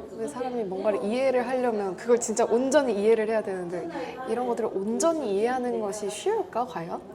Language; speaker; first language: Korean; native; Korean